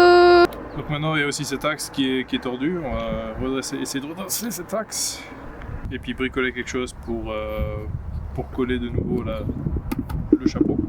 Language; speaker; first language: French; native; French